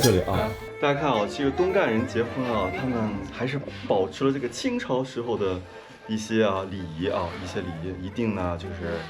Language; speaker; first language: Chinese; native; Chinese